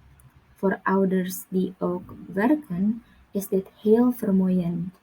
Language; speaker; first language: Dutch; non-native, learner; Indonesian